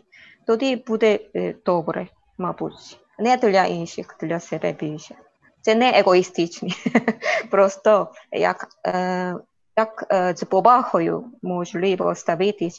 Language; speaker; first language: Ukrainian; non-native, learner; Korean